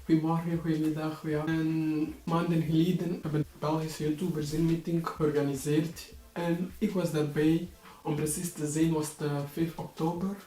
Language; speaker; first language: Dutch; early bilingual, other home language; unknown